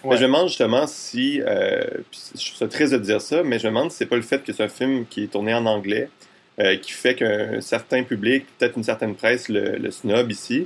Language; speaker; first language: French; native; French